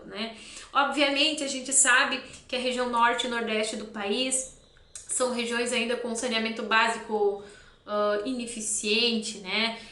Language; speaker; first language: Portuguese; native; Portuguese